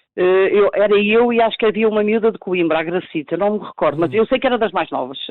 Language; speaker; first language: Portuguese; native; Portuguese